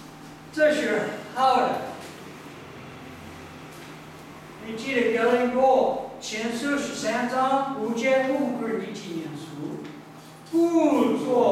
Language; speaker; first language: Chinese; non-native, learner; English